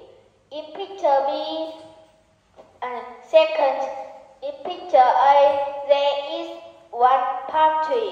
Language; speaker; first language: English; non-native, learner; Vietnamese